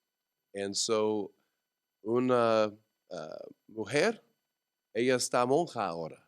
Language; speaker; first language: Spanish; non-native, learner; English